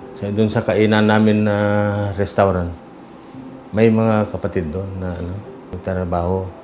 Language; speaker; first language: Filipino; non-native, local second language; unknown